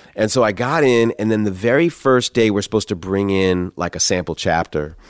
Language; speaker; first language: English; native; English